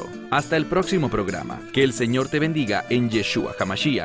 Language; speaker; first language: Spanish; native; Spanish